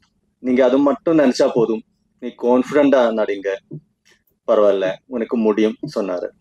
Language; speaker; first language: Tamil; non-native, fluent; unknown